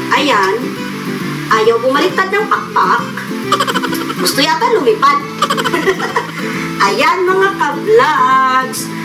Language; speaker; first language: Filipino; native; Filipino